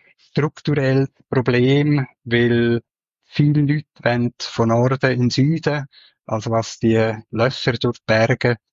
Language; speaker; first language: German; native; German